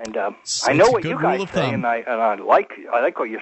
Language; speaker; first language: English; native; English